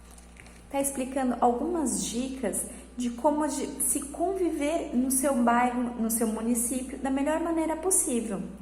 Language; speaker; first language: Portuguese; native; Portuguese